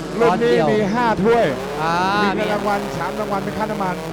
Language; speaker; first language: Thai; native; Thai